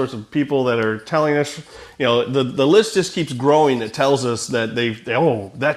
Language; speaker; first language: English; native; English